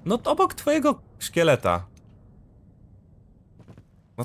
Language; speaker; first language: Polish; native; Polish